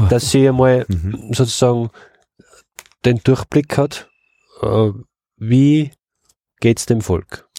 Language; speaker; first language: German; native; German